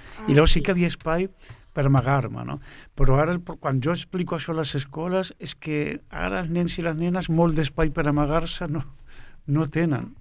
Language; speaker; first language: Catalan; non-native, fluent; Portuguese